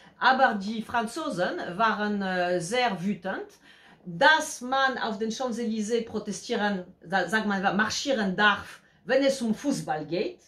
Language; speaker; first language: German; non-native, fluent; Polish